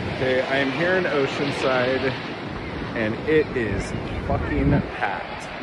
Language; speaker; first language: English; native; English